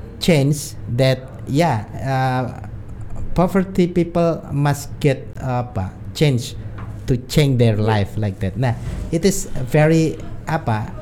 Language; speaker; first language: English; non-native, learner; Indonesian